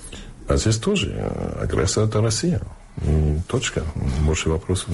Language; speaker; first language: Russian; early bilingual, heritage; Russian